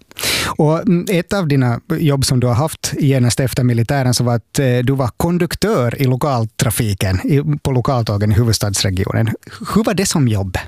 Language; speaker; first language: Swedish; native; Swedish